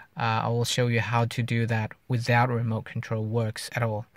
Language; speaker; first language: English; non-native, learner; Chinese